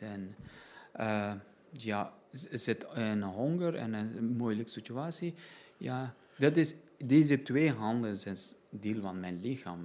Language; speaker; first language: Dutch; non-native, learner; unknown